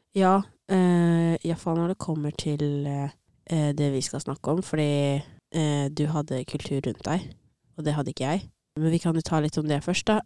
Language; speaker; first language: Norwegian; native; Norwegian